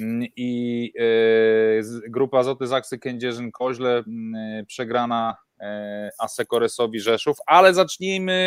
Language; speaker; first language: Polish; native; Polish